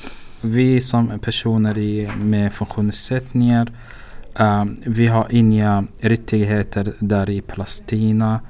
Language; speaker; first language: Swedish; non-native, fluent; Arabic